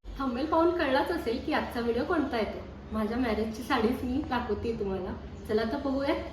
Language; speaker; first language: Marathi; non-native, local second language; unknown